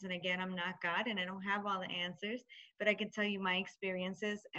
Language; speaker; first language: English; native; English